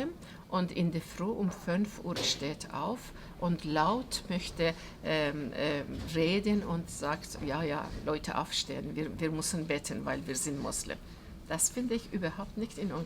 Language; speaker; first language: German; non-native, fluent; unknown